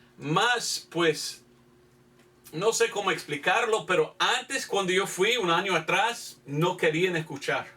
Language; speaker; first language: Spanish; non-native, fluent; English